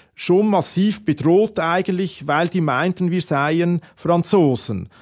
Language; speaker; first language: German; native; German